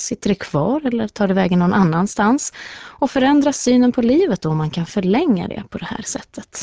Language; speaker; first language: Swedish; native; Swedish